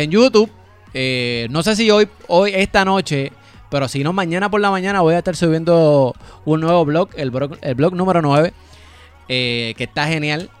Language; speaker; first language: Spanish; native; Spanish